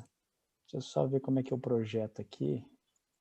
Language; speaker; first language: Portuguese; native; Portuguese